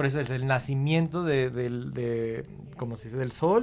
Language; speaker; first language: Spanish; non-native, fluent; English